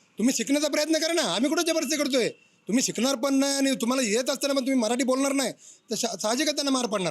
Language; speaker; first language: Marathi; native; Marathi